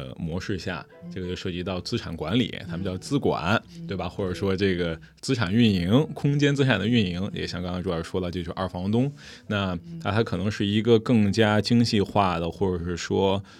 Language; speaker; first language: Chinese; native; Chinese